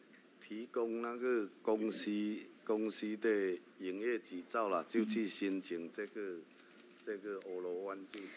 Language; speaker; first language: Chinese; early bilingual, heritage; Chinese